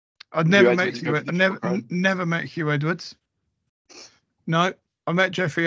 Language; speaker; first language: English; native; English